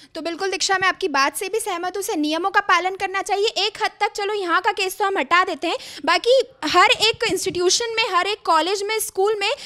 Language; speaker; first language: Hindi; native; Hindi